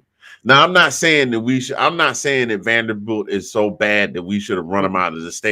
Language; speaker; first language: English; native; English